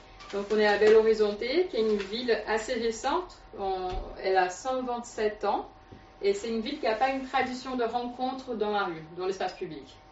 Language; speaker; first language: French; native; French